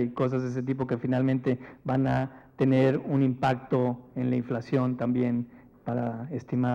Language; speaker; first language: Spanish; native; Spanish